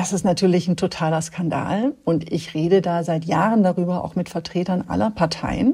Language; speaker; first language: German; native; German